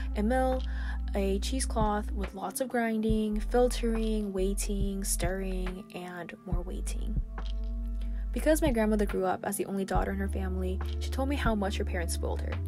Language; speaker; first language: English; native; English